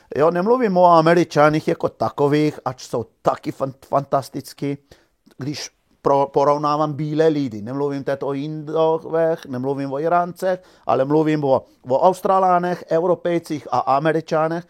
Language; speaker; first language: Czech; non-native, fluent; Croatian